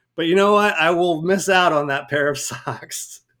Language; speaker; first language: English; native; English